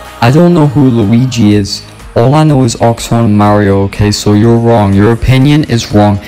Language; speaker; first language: English; native; English